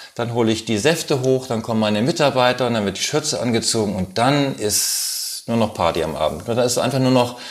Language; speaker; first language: German; native; German